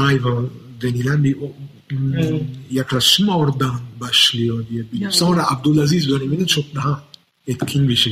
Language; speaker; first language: Turkish; non-native, fluent; Italian